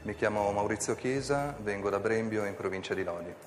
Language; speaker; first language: Italian; native; Italian